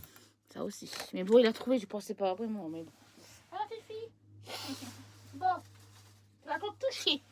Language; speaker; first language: French; native; French